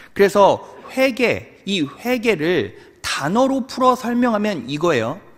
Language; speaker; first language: Korean; native; Korean